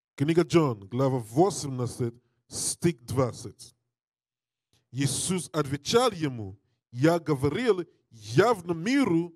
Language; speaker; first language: Russian; non-native, learner; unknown